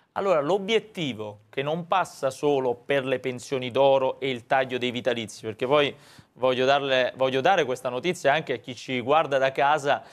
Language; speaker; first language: Italian; native; Italian